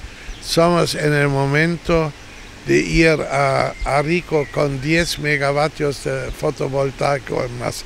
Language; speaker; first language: Spanish; non-native, fluent; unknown